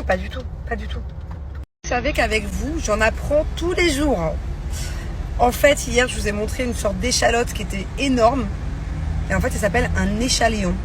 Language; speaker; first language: French; native; French